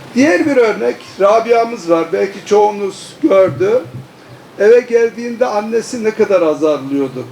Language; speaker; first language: Turkish; native; Turkish